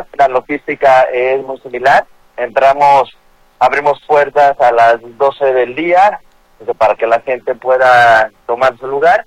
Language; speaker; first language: Spanish; native; Spanish